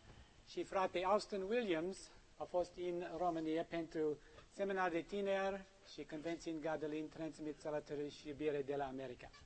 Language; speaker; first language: Romanian; non-native, learner; English